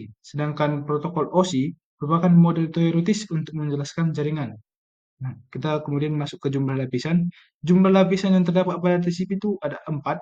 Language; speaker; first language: Indonesian; native; Indonesian